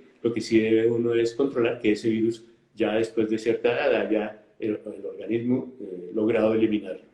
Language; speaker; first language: Spanish; native; Spanish